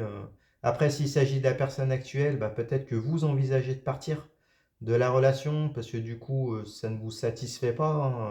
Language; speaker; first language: French; native; French